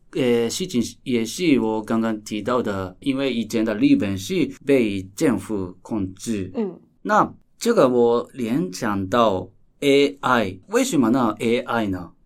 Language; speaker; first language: Chinese; non-native, fluent; Japanese